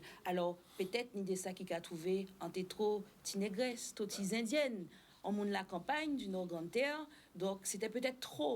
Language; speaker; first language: French; native; French